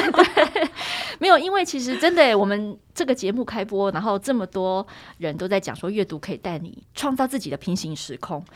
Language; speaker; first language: Chinese; native; Chinese